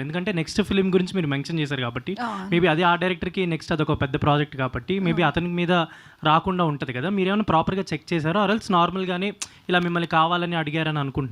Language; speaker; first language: Telugu; native; Telugu